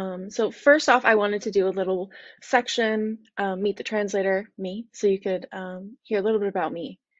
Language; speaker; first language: English; native; English